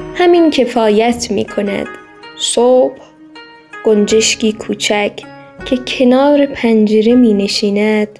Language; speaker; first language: Persian; native; Persian